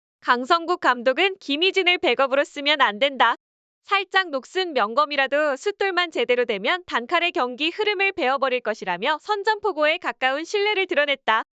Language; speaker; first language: Korean; native; Korean